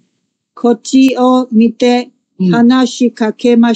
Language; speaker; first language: Japanese; non-native, learner; Chinese